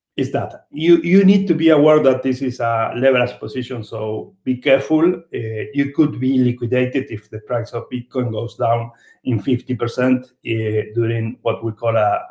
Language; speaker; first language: English; non-native, fluent; Spanish